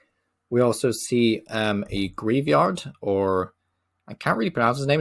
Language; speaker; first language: English; native; English